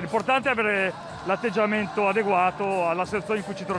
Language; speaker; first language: Italian; native; Italian